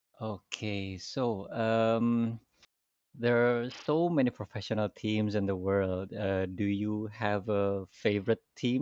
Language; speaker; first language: English; non-native, fluent; Indonesian